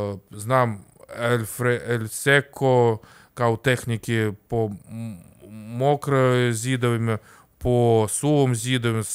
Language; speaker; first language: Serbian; non-native, learner; Russian